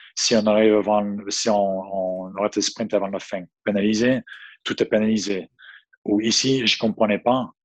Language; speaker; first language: French; non-native, fluent; English